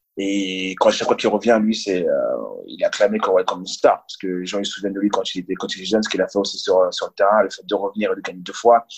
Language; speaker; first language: French; early bilingual, other home language; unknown